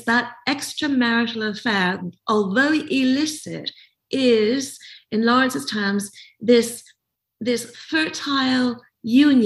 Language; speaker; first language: English; native; English